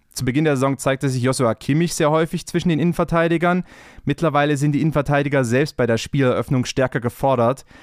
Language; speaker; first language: German; native; German